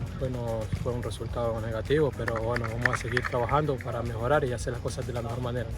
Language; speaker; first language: Spanish; native; Spanish